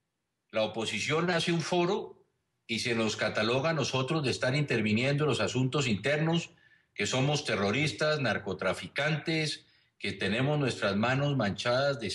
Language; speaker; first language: Spanish; native; Spanish